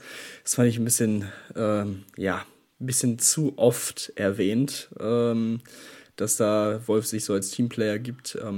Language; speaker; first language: German; native; German